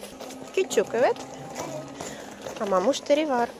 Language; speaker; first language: Turkish; non-native, learner; Russian